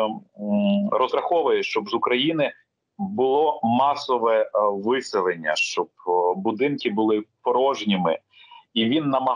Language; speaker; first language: Ukrainian; native; Ukrainian